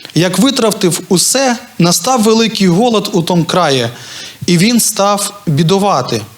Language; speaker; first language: Ukrainian; non-native, local second language; Russian